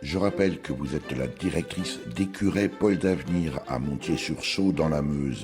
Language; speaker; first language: French; native; French